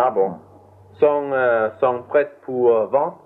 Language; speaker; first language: French; non-native, learner; Danish